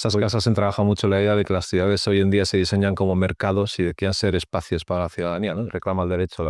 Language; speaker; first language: Spanish; native; Spanish